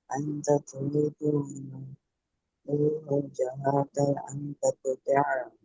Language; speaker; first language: Arabic; non-native, learner; Bangla